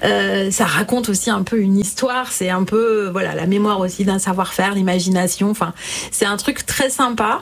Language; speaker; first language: French; native; French